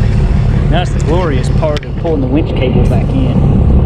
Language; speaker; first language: English; native; English